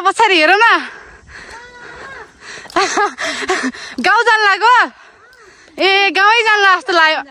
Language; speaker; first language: Nepali; native; Nepali